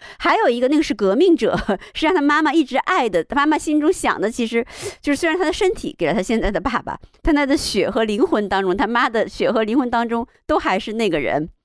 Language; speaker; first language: Chinese; native; Chinese